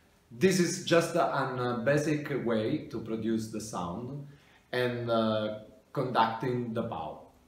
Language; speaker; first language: English; non-native, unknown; Italian